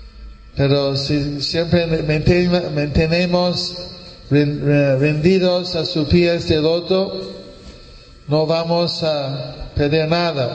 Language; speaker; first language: Spanish; non-native, learner; English